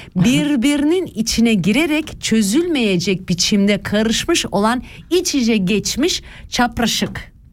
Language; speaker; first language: Turkish; early bilingual, heritage; Turkish